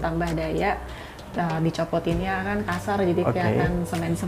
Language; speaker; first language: Indonesian; native; Indonesian